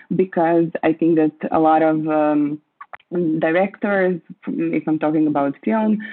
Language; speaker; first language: English; non-native, fluent; Croatian